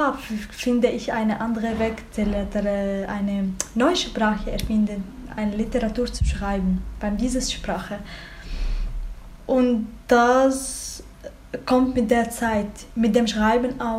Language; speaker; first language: German; non-native, learner; Arabic